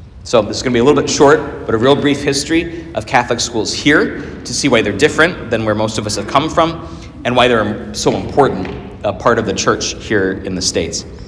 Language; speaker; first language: English; native; English